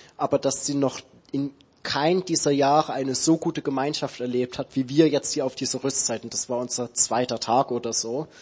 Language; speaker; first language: German; native; German